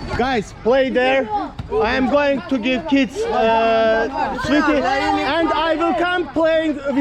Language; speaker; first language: English; non-native, learner; Azerbaijani